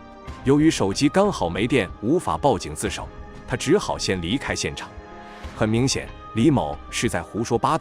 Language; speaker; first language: Chinese; native; Chinese